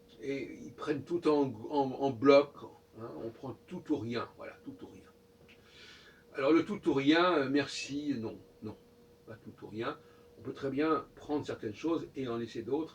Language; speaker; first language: French; native; French